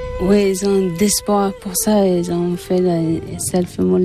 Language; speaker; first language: French; non-native, learner; Tibetan